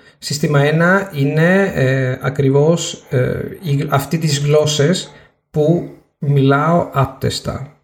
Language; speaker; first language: Greek; non-native, fluent; Italian